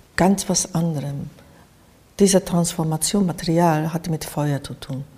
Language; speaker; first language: German; non-native, fluent; Japanese